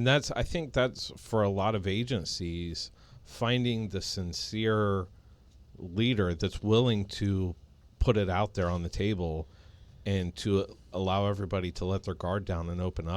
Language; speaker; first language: English; native; English